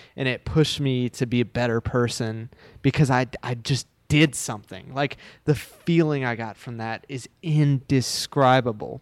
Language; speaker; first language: English; native; English